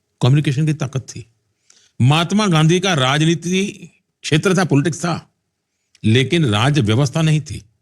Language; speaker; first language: Hindi; non-native, local second language; Gujarati